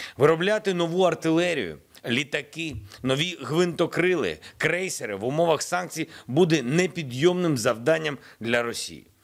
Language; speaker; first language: Ukrainian; non-native, local second language; Russian